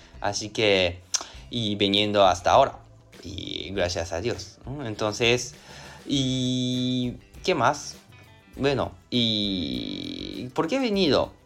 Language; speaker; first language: Spanish; non-native, learner; Japanese